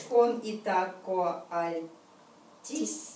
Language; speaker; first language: Italian; non-native, learner; Russian